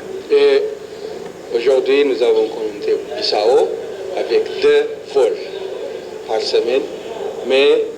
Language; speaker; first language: French; non-native, fluent; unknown